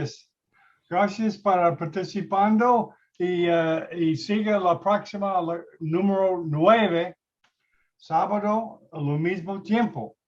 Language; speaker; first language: Spanish; non-native, learner; English